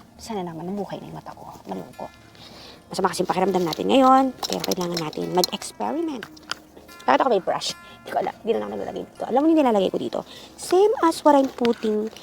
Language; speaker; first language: Filipino; non-native, local second language; Iloko